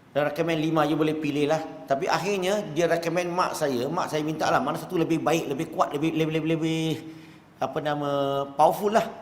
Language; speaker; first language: Malay; non-native, local second language; Chinese